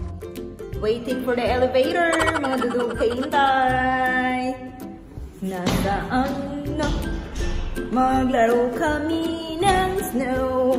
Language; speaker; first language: Filipino; non-native, local second language; Cebuano